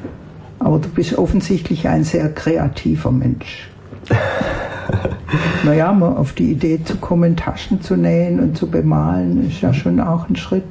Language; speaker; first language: German; native; German